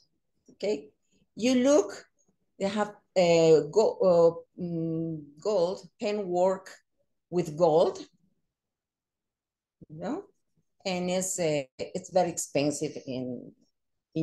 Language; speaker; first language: English; non-native, learner; Spanish